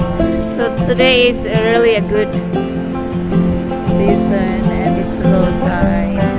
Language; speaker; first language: English; non-native, learner; Filipino